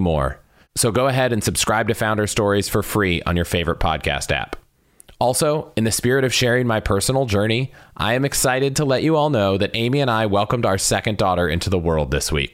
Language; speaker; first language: English; native; English